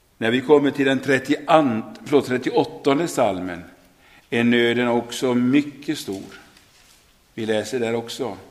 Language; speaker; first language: Swedish; native; Swedish